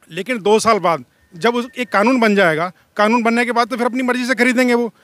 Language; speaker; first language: Hindi; native; Hindi